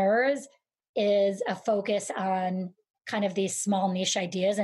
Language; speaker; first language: English; native; English